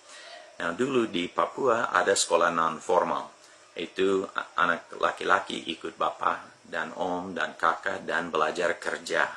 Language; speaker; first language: Indonesian; non-native, fluent; English